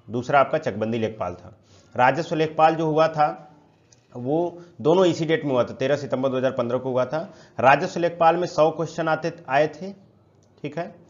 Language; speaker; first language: Hindi; native; Hindi